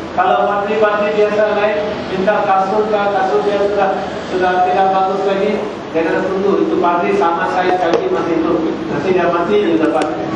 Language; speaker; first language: Malay; non-native, local second language; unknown